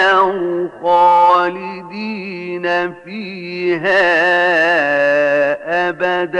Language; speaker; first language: Arabic; native; Arabic